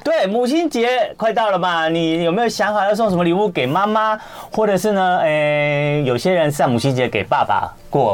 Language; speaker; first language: Chinese; native; Chinese